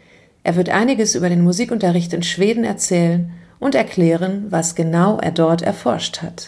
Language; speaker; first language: German; native; German